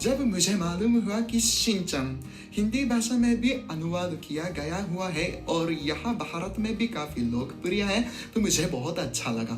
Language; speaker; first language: Hindi; non-native, fluent; Japanese